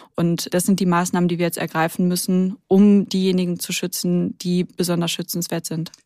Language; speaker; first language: German; native; German